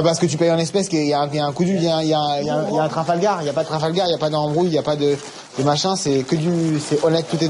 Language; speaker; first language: French; native; French